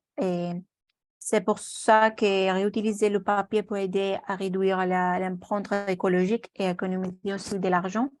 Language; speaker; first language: French; non-native, learner; Spanish